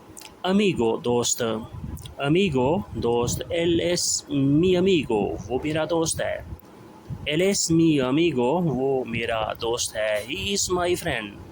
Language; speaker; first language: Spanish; non-native, learner; Urdu